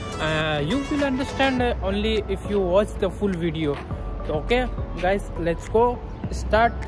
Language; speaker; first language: English; non-native, learner; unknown